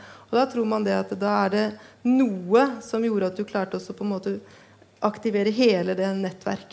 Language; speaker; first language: Norwegian; native; Norwegian